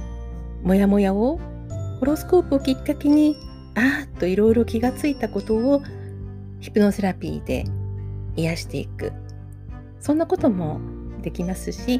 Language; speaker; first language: Japanese; native; Japanese